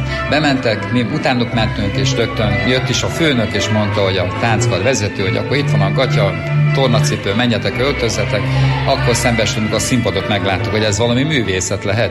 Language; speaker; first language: Hungarian; native; Hungarian